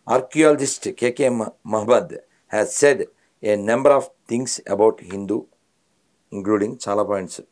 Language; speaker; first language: English; non-native, local second language; Telugu